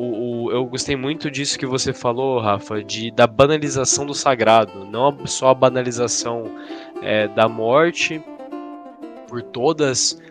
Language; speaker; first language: Portuguese; native; Portuguese